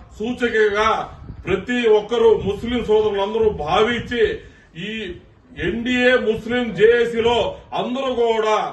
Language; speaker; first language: Telugu; non-native, local second language; Urdu